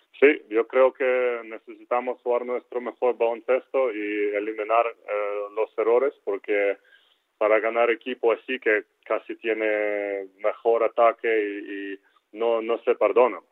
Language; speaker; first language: Spanish; non-native, learner; Ukrainian